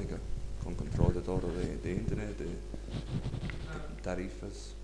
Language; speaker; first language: Spanish; non-native, learner; English